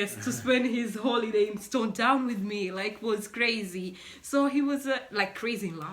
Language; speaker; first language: English; non-native, local second language; Swahili